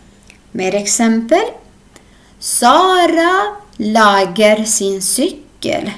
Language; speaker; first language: Swedish; non-native, fluent; Arabic